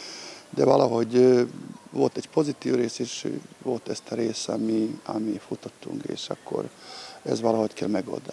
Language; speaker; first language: Hungarian; non-native, fluent; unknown